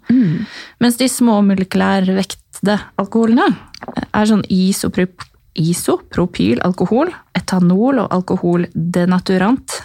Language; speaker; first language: Norwegian; native; Norwegian